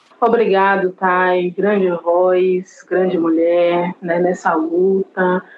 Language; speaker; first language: Portuguese; native; Portuguese